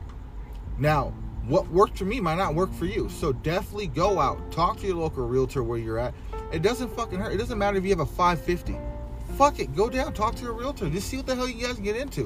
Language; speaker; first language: English; native; English